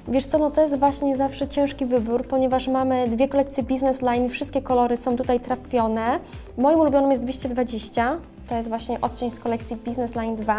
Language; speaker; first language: Polish; native; Polish